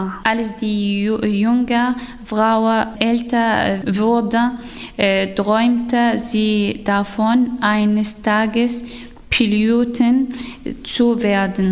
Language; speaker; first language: German; non-native, learner; Arabic